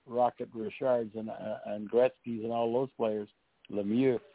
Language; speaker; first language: English; native; English